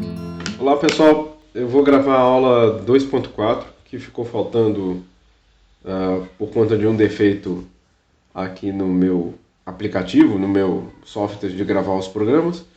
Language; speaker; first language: Portuguese; native; Portuguese